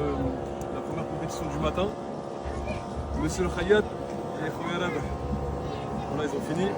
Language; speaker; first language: French; native; French